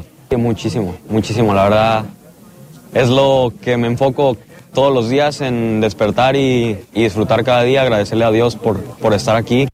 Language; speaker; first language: Spanish; native; Spanish